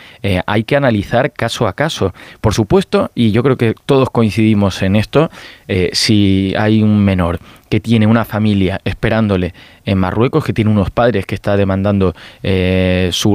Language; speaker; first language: Spanish; native; Spanish